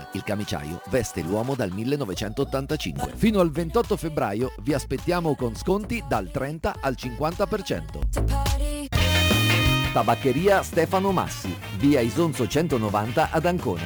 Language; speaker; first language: Italian; native; Italian